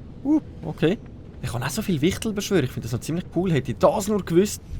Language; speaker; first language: German; native; German